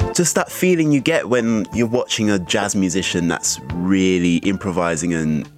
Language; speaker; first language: English; native; English